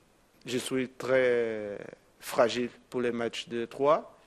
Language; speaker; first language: French; non-native, fluent; Portuguese